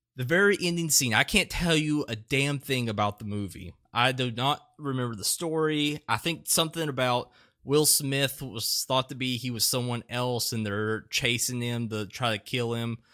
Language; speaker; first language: English; native; English